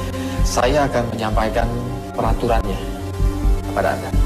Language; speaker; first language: Indonesian; native; Indonesian